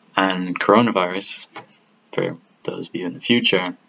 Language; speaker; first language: English; non-native, fluent; Italian